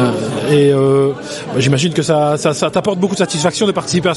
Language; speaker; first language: French; native; French